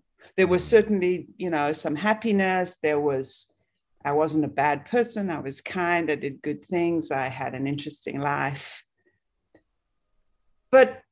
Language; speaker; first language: English; native; English